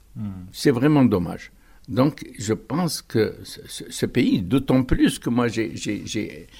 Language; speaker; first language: French; non-native, local second language; Arabic